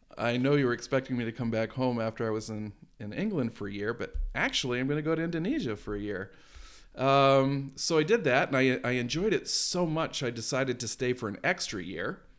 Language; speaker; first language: English; native; English